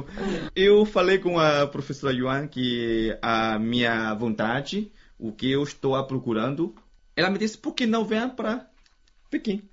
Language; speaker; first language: Portuguese; non-native, fluent; Chinese